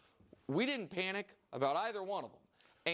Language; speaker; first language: English; native; English